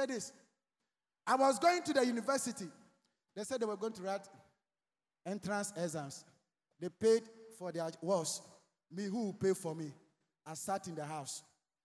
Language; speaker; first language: English; non-native, local second language; Akan